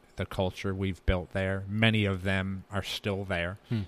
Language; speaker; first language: English; native; English